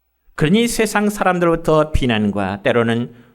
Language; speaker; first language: Korean; native; Korean